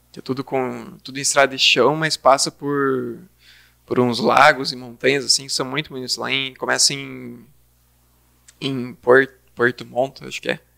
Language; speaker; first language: Portuguese; native; Portuguese